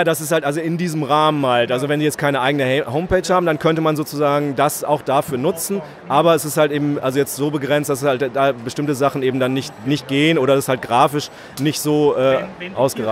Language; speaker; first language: German; native; German